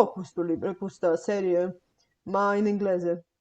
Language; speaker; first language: Italian; non-native, fluent; Bulgarian